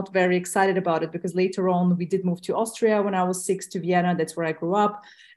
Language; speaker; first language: English; non-native, fluent; Russian